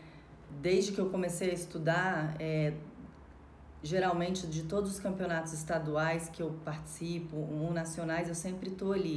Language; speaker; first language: Portuguese; native; Portuguese